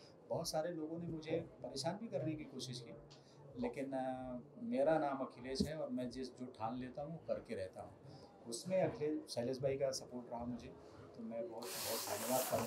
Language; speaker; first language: Hindi; native; Hindi